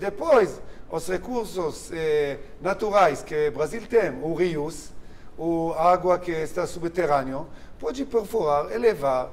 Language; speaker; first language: Portuguese; non-native, learner; Hebrew